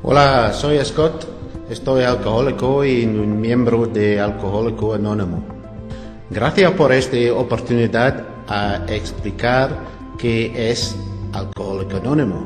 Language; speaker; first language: Spanish; non-native, learner; English